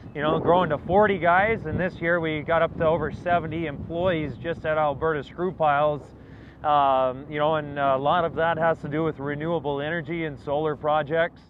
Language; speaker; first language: English; native; English